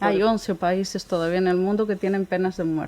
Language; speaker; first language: Spanish; native; Spanish